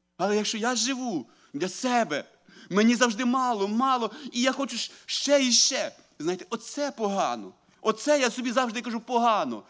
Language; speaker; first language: Ukrainian; native; Ukrainian